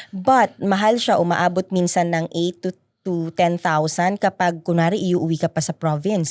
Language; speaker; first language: Filipino; native; Filipino